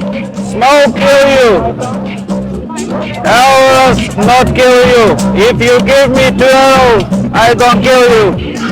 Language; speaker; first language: English; non-native, learner; Lithuanian